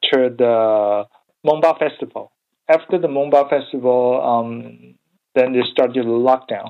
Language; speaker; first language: English; non-native, learner; Chinese